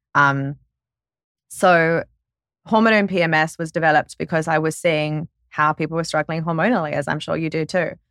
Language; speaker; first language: English; native; English